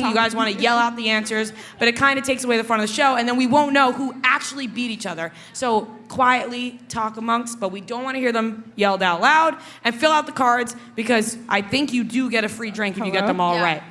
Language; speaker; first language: English; native; English